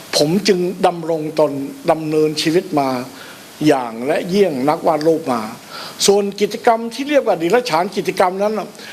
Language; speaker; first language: Thai; native; Thai